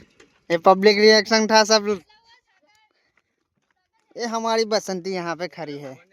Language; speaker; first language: Hindi; non-native, local second language; Gujarati